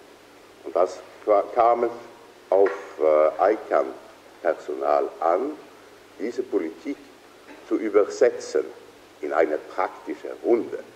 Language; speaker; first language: German; non-native, fluent; Swedish